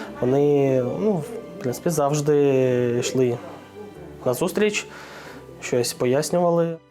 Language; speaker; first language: Ukrainian; non-native, local second language; Russian